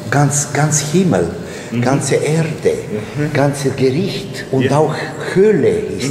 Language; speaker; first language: German; non-native, learner; Italian